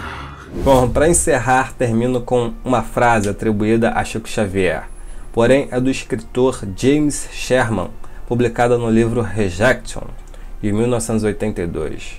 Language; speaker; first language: Portuguese; native; Portuguese